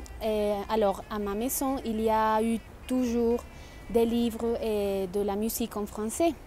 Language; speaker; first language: French; non-native, fluent; Spanish